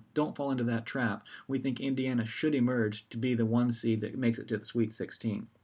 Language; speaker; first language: English; native; English